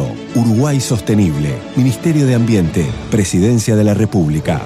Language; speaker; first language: Spanish; native; Spanish